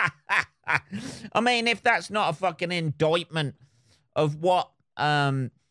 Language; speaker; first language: English; native; English